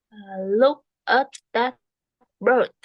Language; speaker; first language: English; non-native, learner; Vietnamese